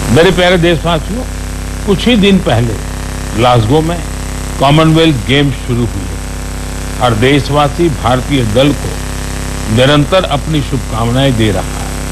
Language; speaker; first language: Hindi; non-native, local second language; Gujarati